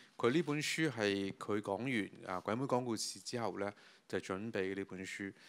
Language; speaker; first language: Cantonese; native; Cantonese